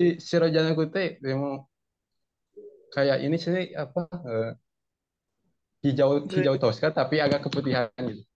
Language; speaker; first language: Japanese; non-native, learner; Indonesian